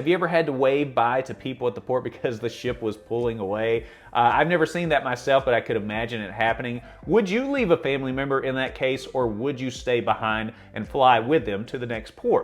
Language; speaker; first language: English; native; English